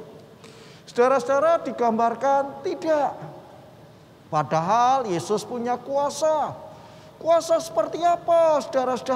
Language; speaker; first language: Indonesian; native; Indonesian